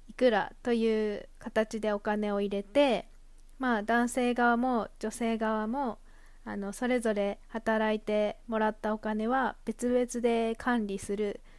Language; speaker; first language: Japanese; native; Japanese